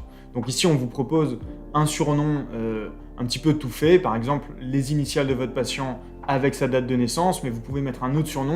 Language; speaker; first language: French; native; French